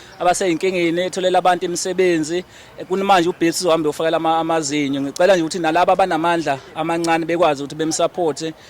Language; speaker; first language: Zulu; native; Zulu